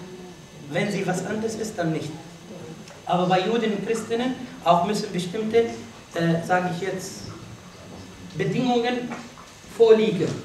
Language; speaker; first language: German; non-native, fluent; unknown